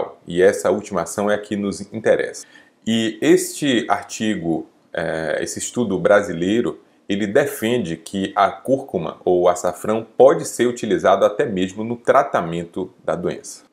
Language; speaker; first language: Portuguese; native; Portuguese